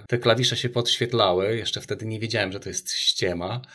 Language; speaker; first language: Polish; native; Polish